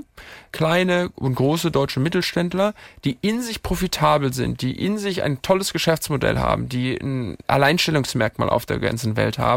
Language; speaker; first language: German; native; German